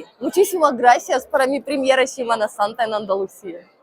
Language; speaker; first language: Spanish; non-native, learner; Russian